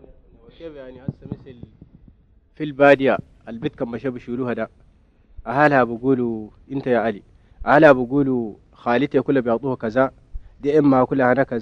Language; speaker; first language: Arabic; native; Arabic